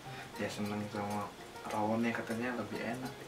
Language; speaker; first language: Russian; non-native, learner; Indonesian